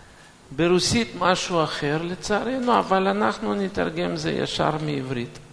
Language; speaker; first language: Hebrew; non-native, fluent; Russian